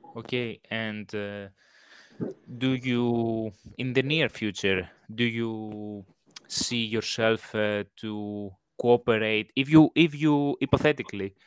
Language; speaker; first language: English; non-native, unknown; Greek